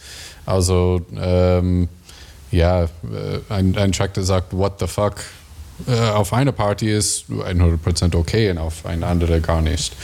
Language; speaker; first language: German; non-native, learner; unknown